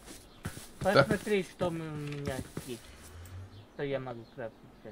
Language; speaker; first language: Russian; non-native, learner; English